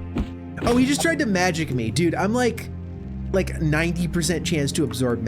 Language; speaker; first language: English; native; English